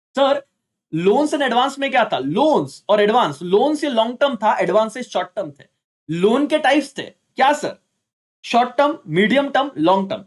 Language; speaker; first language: Hindi; non-native, local second language; Marathi